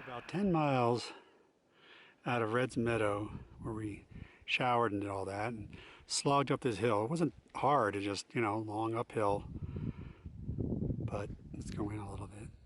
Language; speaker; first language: English; native; English